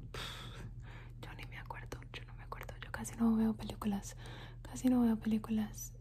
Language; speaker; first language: Spanish; early bilingual, heritage; Spanish